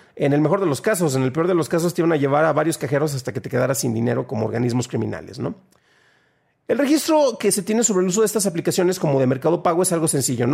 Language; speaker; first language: Spanish; native; Spanish